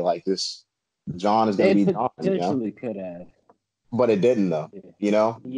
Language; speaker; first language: English; native; English